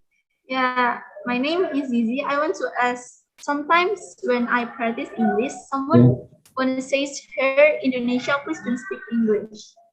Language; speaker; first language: English; non-native, learner; Indonesian